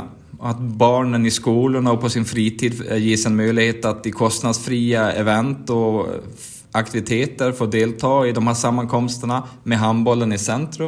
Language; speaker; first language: Swedish; native; Swedish